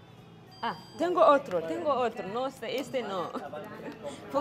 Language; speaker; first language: Spanish; non-native, learner; Swahili